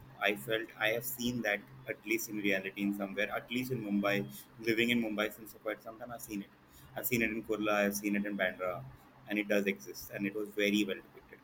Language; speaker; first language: English; non-native, local second language; Hindi